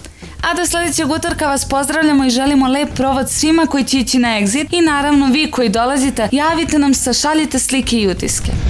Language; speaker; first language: Serbian; native; Serbian